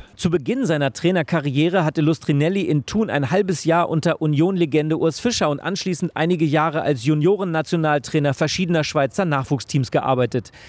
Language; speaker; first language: German; native; German